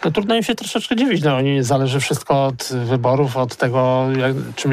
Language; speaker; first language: Polish; native; Polish